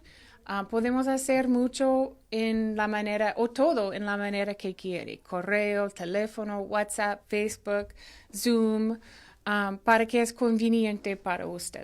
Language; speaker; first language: Spanish; non-native, fluent; English